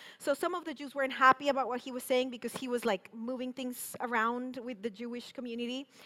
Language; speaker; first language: English; non-native, fluent; Spanish